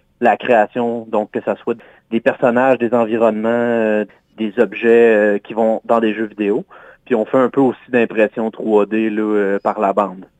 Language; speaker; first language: French; native; French